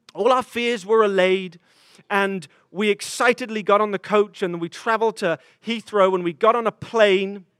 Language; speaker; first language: English; native; English